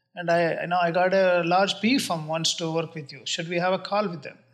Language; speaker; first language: English; non-native, local second language; Kannada